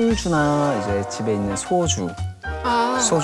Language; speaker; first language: Korean; native; Korean